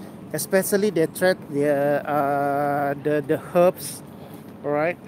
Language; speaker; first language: English; non-native, local second language; Malay